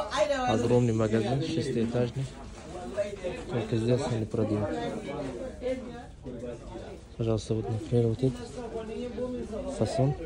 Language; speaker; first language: Russian; non-native, fluent; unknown